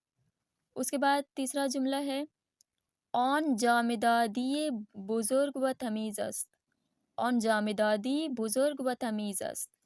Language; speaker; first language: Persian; non-native, fluent; Urdu